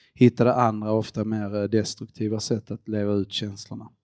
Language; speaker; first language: Swedish; early bilingual, other home language; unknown